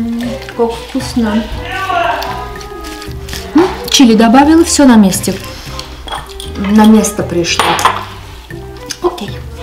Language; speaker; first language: Russian; non-native, fluent; Armenian